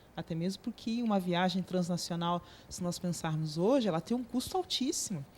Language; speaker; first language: Portuguese; native; Portuguese